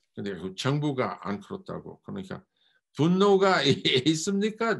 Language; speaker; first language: Korean; non-native, fluent; English